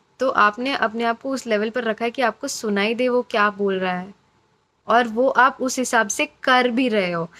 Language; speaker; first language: Hindi; non-native, local second language; Marathi